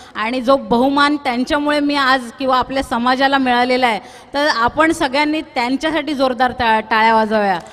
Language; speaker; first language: Marathi; non-native, local second language; Tulu